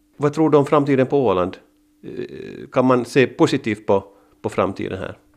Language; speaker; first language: Swedish; native; Swedish